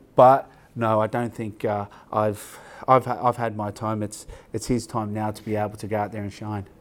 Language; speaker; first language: English; native; English